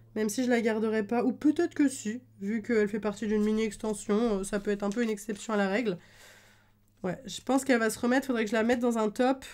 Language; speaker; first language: French; native; French